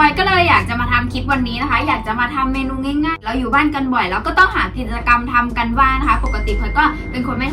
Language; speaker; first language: Thai; native; Thai